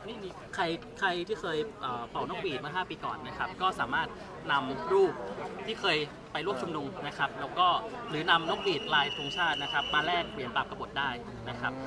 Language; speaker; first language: Thai; native; Thai